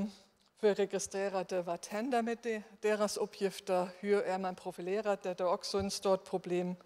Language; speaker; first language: Danish; non-native, learner; German